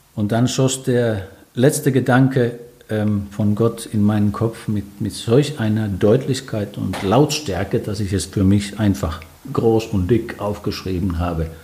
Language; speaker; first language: German; non-native, fluent; Finnish